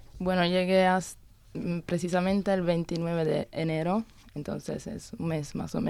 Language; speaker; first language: Spanish; non-native, learner; Italian